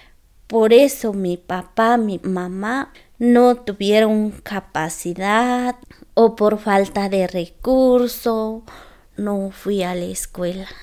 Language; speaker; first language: Spanish; non-native, local second language; Zapotec